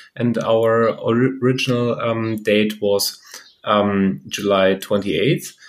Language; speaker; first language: English; non-native, fluent; German